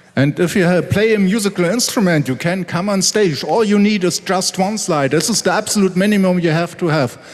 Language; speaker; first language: English; non-native, fluent; German